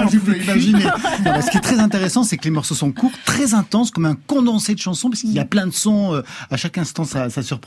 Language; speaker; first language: French; native; French